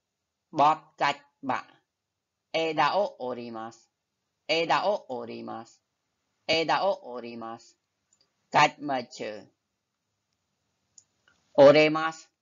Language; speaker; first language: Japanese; non-native, fluent; Khmer